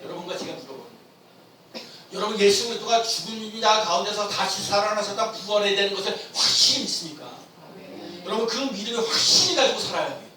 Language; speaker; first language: Korean; native; Korean